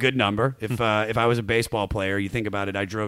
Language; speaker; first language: English; native; English